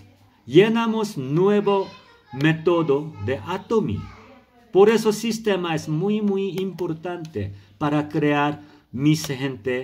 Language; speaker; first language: Spanish; non-native, learner; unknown